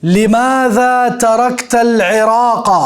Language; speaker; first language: Arabic; non-native, fluent; Urdu